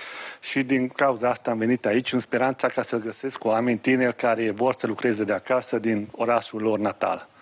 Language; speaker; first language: Romanian; non-native, local second language; Hungarian